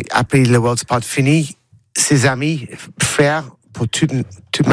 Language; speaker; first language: French; non-native, learner; English